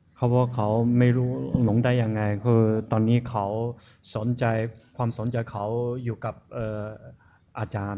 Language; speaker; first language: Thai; non-native, fluent; Chinese